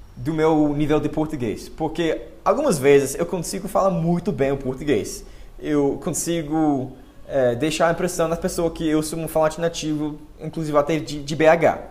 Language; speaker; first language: Portuguese; non-native, fluent; English